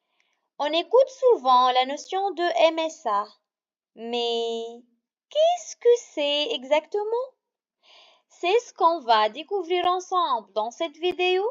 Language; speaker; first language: French; non-native, local second language; Arabic